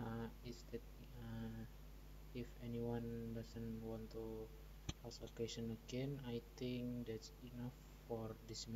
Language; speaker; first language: English; non-native, learner; Indonesian